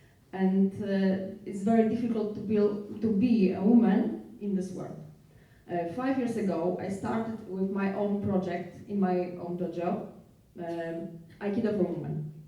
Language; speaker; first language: English; non-native, learner; Polish